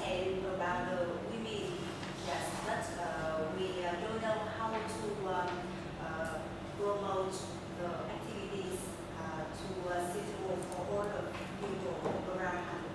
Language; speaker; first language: English; non-native, local second language; Vietnamese